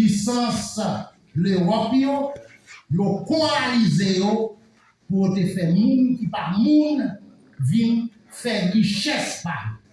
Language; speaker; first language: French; non-native, local second language; Haitian Creole